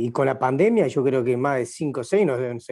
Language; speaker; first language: Spanish; native; Spanish